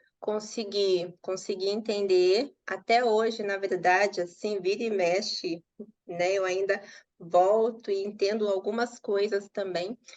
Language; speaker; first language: Portuguese; native; Portuguese